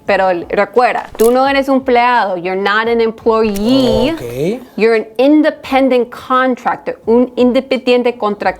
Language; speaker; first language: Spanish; early bilingual, heritage; Spanish